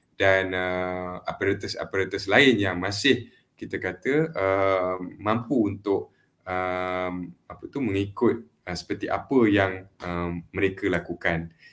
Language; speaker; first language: Malay; native; Malay